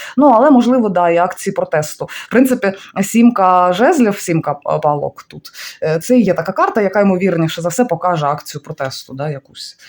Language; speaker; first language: Ukrainian; non-native, local second language; Russian